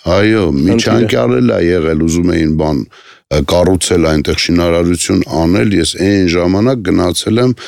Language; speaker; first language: Armenian; native; Armenian